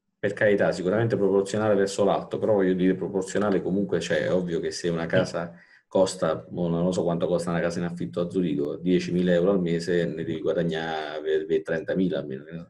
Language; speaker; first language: Italian; native; Italian